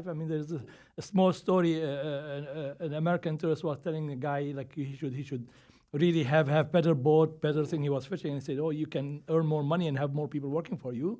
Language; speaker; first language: English; non-native, fluent; Greek